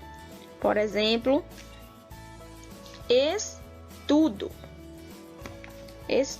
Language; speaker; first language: Portuguese; native; Portuguese